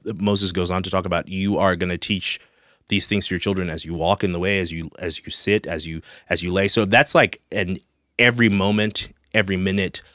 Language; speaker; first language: English; non-native, local second language; Shona